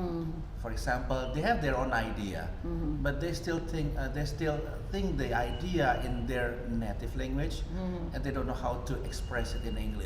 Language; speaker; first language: English; non-native, fluent; Indonesian